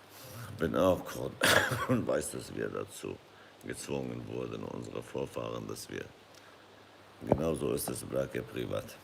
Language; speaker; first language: German; non-native, fluent; Kurdish